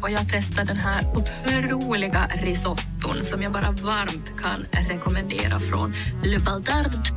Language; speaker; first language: Swedish; native; Swedish